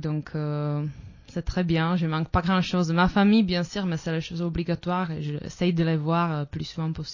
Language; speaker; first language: French; non-native, fluent; Czech